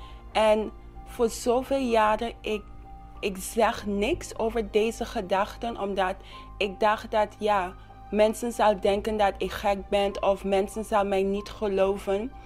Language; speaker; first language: Dutch; non-native, local second language; English